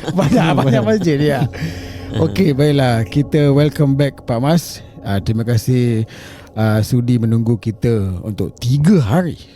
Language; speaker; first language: Malay; native; Malay